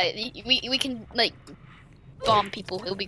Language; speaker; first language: English; native; English